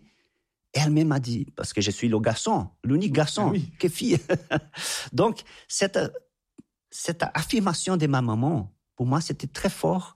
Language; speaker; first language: French; non-native, fluent; Portuguese